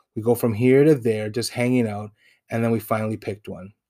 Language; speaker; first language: English; non-native, fluent; Spanish